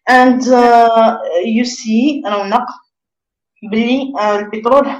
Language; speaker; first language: English; non-native, local second language; Arabic